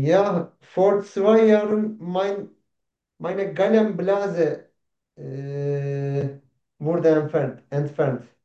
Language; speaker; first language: German; non-native, learner; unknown